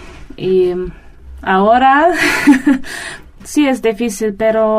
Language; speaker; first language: Spanish; non-native, learner; German